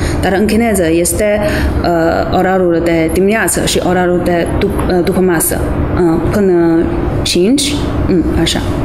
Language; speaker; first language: Romanian; non-native, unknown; Chinese